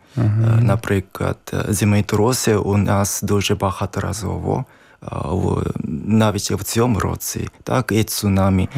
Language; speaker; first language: Ukrainian; non-native, learner; Japanese